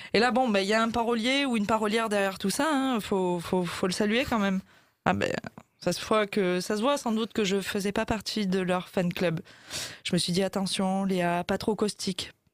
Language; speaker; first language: French; native; French